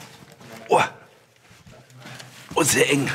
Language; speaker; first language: German; native; German